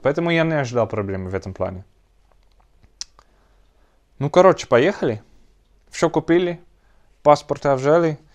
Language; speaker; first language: Russian; non-native, learner; Dutch